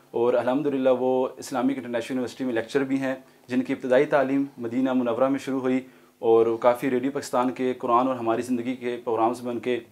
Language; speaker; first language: Urdu; native; Urdu